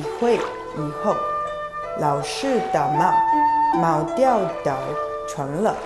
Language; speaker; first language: Chinese; non-native, learner; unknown